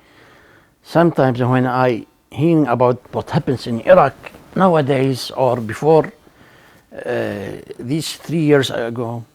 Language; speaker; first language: English; non-native, learner; Arabic